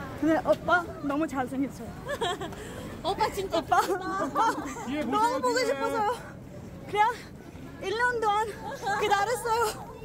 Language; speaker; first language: Korean; non-native, learner; Urdu